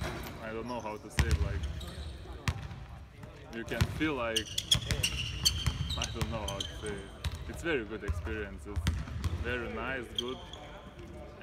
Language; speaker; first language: English; non-native, learner; Lithuanian